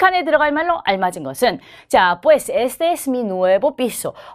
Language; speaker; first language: Spanish; non-native, fluent; Korean